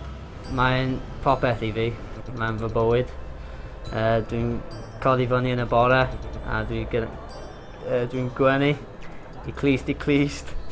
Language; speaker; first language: Welsh; non-native, local second language; English